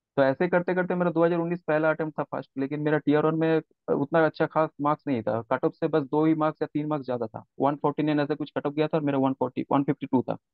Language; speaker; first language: Hindi; non-native, local second language; Bangla